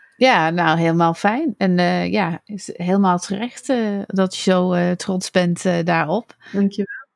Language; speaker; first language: Dutch; non-native, fluent; English